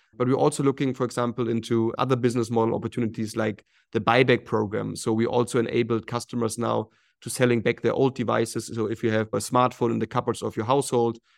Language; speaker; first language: English; non-native, fluent; German